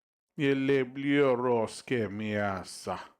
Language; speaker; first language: Russian; non-native, learner; English